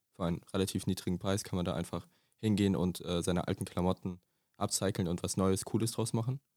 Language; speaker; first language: German; native; German